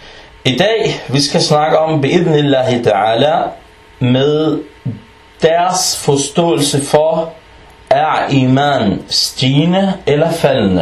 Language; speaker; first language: Danish; early bilingual, other home language; Arabic